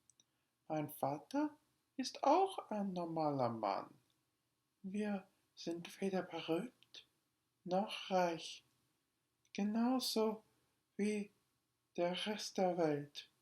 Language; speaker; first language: German; non-native, learner; English